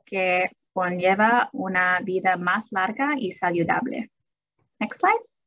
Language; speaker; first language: Spanish; early bilingual, heritage; English